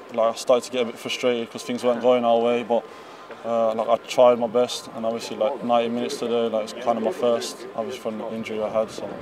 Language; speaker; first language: English; native; English